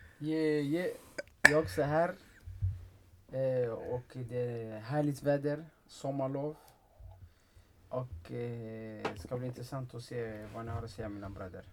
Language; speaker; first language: Swedish; non-native, fluent; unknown